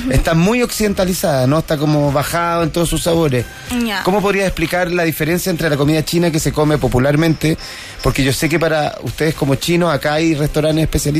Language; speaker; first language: Spanish; native; Spanish